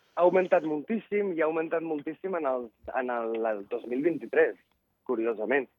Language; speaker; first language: Catalan; native; Catalan